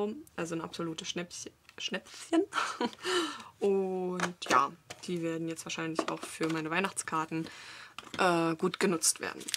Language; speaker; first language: German; native; German